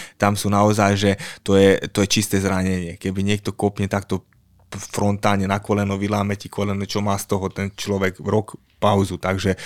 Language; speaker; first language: Slovak; non-native, local second language; Hungarian